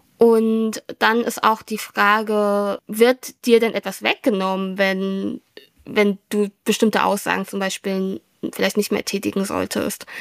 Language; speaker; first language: German; early bilingual, other home language; Vietnamese